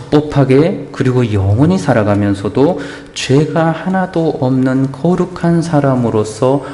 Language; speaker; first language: Korean; native; Korean